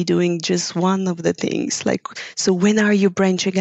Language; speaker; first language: English; non-native, fluent; Bulgarian